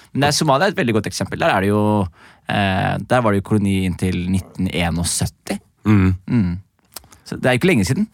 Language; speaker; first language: Norwegian; early bilingual, other home language; Somali